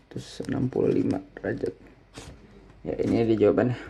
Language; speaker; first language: Indonesian; native; Indonesian